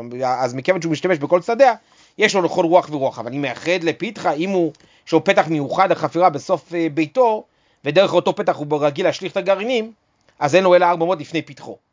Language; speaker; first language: Hebrew; native; Hebrew